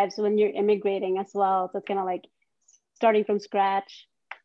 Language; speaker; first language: English; non-native, local second language; Cebuano